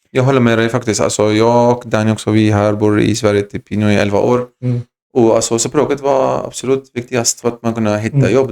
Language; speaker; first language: Swedish; non-native, fluent; Arabic